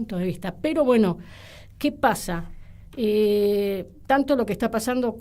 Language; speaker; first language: Spanish; native; Spanish